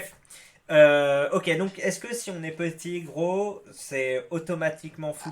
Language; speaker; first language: French; native; French